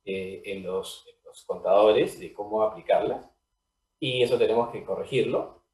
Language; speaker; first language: Spanish; native; Spanish